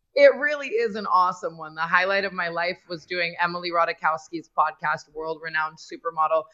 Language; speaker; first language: English; native; English